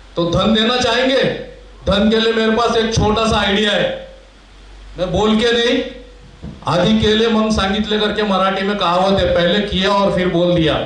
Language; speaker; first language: Hindi; non-native, local second language; Marathi